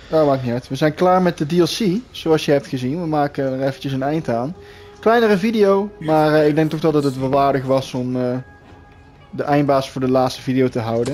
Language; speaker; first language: Dutch; native; Dutch